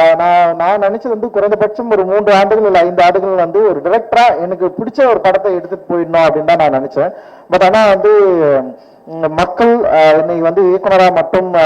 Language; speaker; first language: Tamil; native; Tamil